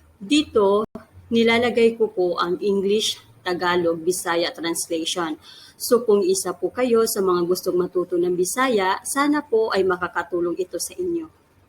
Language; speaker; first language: Filipino; non-native, local second language; Cebuano